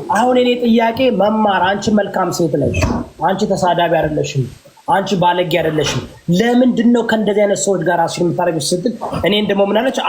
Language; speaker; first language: Amharic; early bilingual, heritage; Amharic